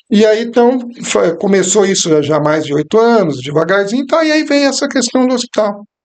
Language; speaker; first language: Portuguese; native; Portuguese